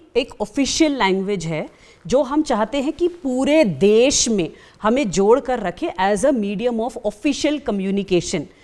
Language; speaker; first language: Hindi; native; Hindi